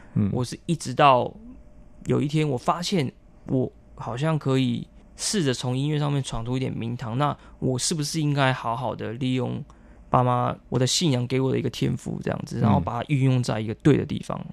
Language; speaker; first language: Chinese; non-native, local second language; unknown